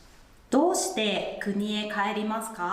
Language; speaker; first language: Japanese; non-native, learner; English